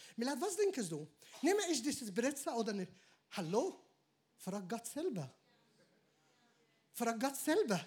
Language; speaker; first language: German; non-native, learner; Arabic